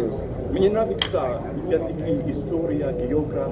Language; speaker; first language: Russian; non-native, learner; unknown